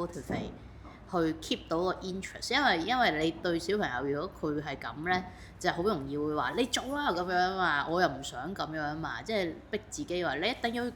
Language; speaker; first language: Cantonese; native; Cantonese